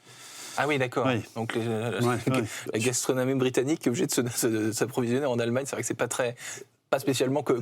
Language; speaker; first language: French; native; French